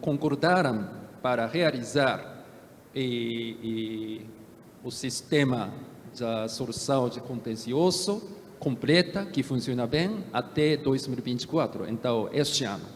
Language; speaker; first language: Portuguese; non-native, fluent; Japanese